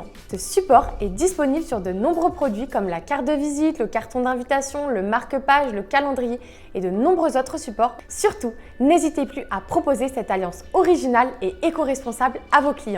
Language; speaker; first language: French; native; French